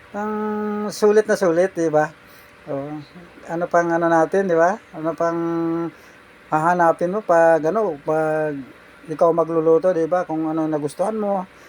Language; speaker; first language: Filipino; native; Filipino